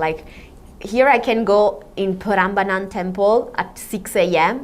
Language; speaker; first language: English; non-native, fluent; Italian